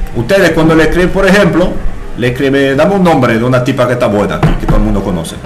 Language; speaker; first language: Spanish; non-native, fluent; French